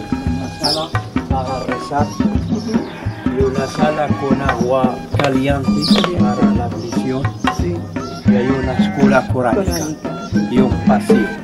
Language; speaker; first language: Spanish; non-native, learner; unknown